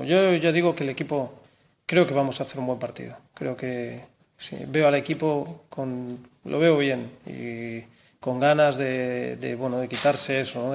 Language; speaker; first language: Spanish; native; Spanish